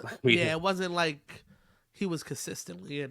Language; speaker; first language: English; native; English